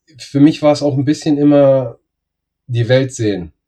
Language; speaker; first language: German; native; German